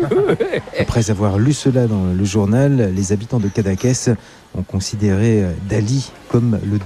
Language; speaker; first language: French; native; French